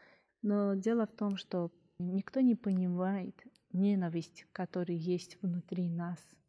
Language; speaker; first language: Russian; non-native, fluent; Azerbaijani